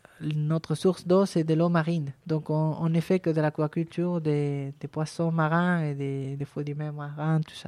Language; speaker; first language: French; non-native, fluent; Spanish